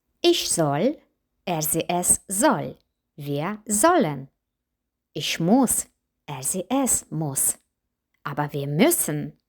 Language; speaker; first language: German; non-native, fluent; Ukrainian